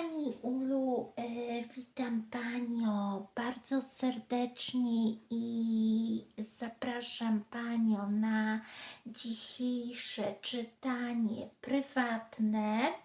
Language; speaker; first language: Polish; native; Polish